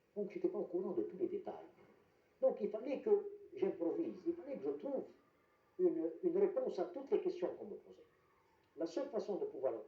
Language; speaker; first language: French; non-native, local second language; Arabic